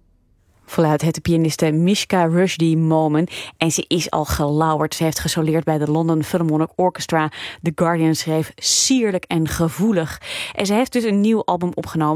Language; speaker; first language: Dutch; native; Dutch